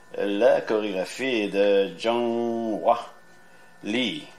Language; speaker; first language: French; native; French